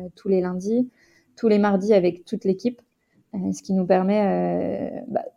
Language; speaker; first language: French; native; French